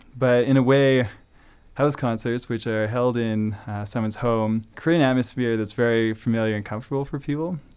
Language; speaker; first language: English; native; English